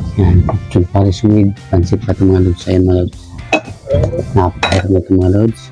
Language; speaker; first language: Filipino; non-native, local second language; Bikol